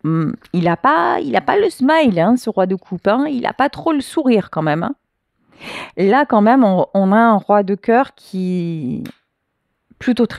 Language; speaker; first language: French; native; French